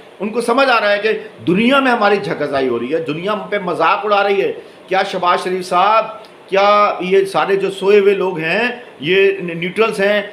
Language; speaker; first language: Urdu; native; Urdu